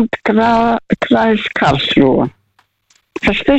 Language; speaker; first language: German; non-native, fluent; Russian